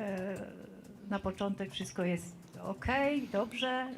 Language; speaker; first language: Polish; non-native, fluent; Tajik